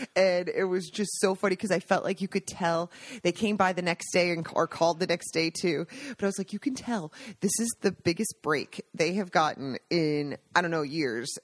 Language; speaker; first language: English; native; English